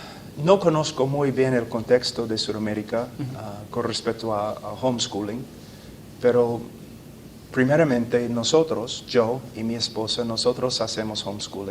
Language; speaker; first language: Spanish; non-native, fluent; English